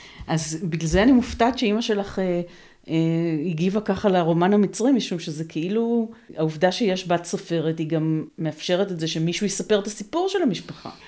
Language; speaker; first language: Hebrew; native; Hebrew